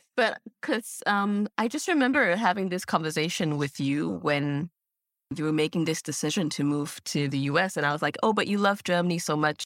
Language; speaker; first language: English; native; English